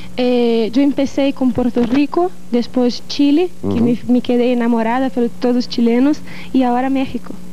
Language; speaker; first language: Spanish; non-native, learner; Portuguese